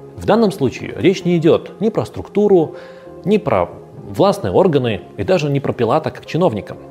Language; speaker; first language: Russian; native; Russian